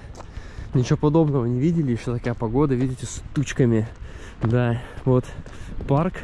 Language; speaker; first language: Russian; native; Russian